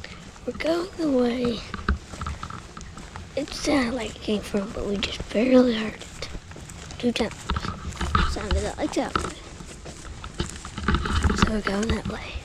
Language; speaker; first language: English; native; English